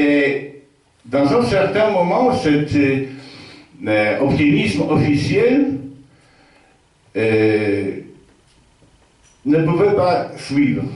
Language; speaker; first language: French; non-native, fluent; Polish